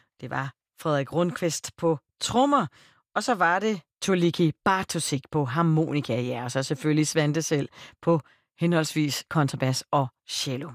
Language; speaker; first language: Danish; native; Danish